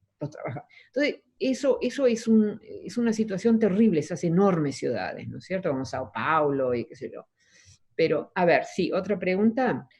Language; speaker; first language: Spanish; early bilingual, other home language; Dutch